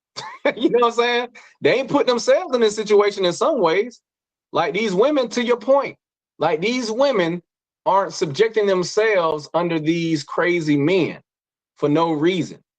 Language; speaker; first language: English; native; English